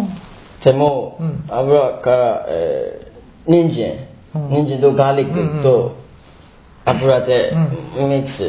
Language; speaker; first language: Japanese; non-native, learner; Burmese